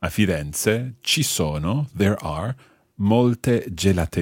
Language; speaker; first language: Italian; non-native, fluent; English